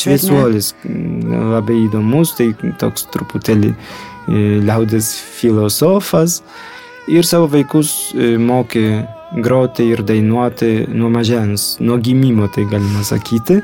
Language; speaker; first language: Lithuanian; non-native, fluent; Polish